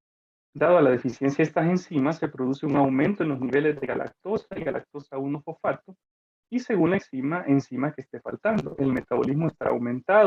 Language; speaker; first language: Spanish; native; Spanish